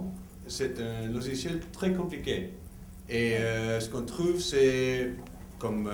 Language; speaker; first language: French; non-native, fluent; English